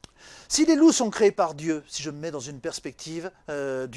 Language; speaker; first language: French; native; French